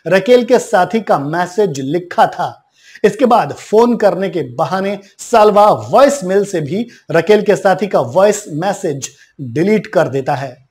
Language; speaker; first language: Hindi; native; Hindi